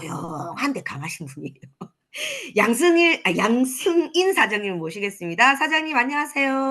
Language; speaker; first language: Korean; native; Korean